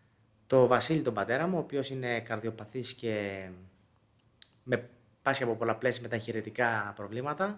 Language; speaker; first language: Greek; native; Greek